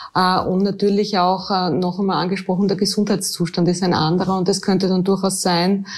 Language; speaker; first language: German; native; German